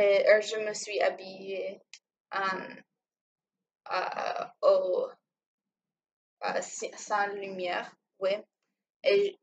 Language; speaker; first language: French; non-native, learner; English